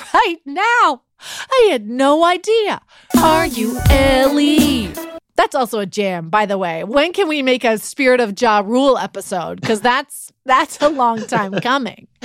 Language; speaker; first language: English; native; English